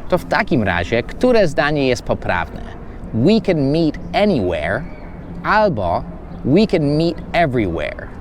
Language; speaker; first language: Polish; non-native, fluent; English